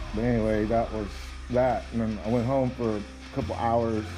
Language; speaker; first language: English; native; English